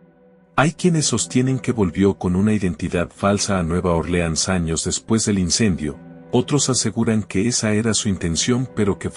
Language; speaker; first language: Spanish; native; Spanish